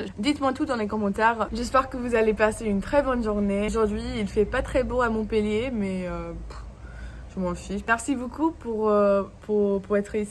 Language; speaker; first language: French; non-native, fluent; English